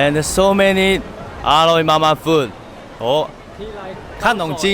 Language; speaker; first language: English; non-native, learner; Chinese